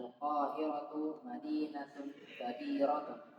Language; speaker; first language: Arabic; non-native, learner; Indonesian